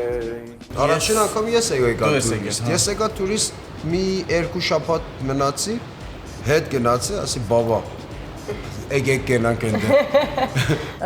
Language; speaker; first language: Armenian; non-native, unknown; Persian